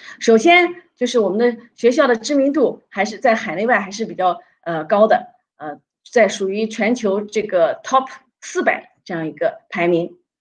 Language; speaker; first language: Chinese; native; Chinese